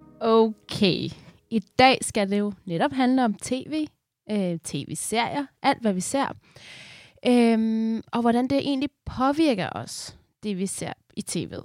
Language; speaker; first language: Danish; early bilingual, other home language; Persian